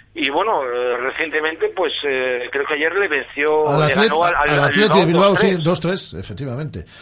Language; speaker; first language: Spanish; non-native, fluent; German